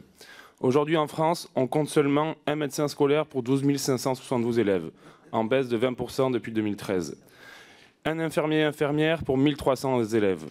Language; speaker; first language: French; native; French